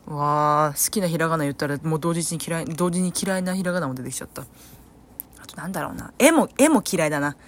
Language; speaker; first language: Japanese; early bilingual, other home language; Vietnamese